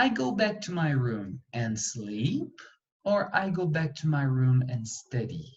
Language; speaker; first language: English; non-native, fluent; Portuguese